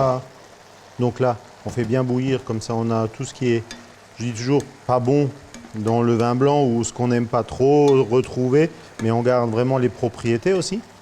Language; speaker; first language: French; native; French